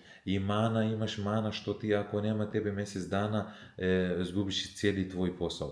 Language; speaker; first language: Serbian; non-native, learner; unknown